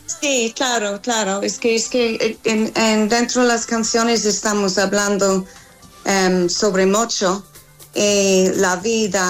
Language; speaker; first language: Spanish; non-native, learner; English